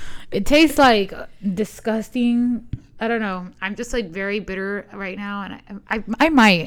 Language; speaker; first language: English; early bilingual, other home language; Spanish